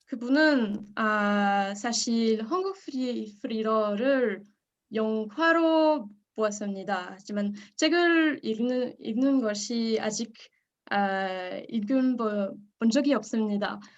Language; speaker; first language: Korean; non-native, learner; French